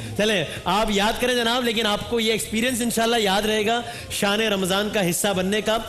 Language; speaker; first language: Urdu; native; Urdu